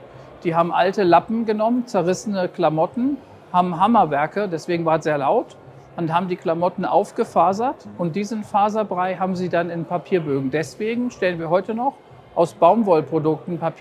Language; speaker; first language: German; native; German